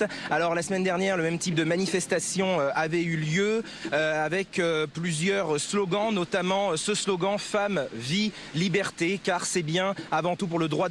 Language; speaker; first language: French; native; French